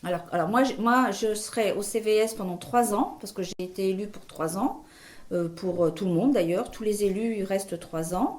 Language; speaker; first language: French; native; French